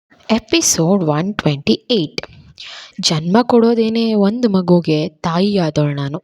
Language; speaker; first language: Kannada; native; Kannada